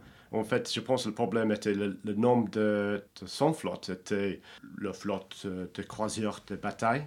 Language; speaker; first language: French; non-native, fluent; English